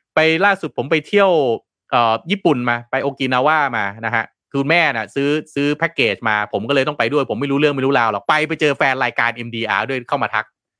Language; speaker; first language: Thai; non-native, local second language; Lao